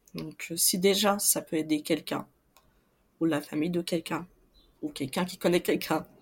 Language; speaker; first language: French; non-native, fluent; Portuguese